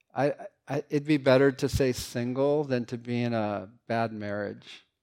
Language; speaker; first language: English; early bilingual, other home language; Korean